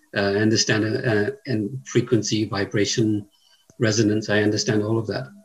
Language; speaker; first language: English; native; English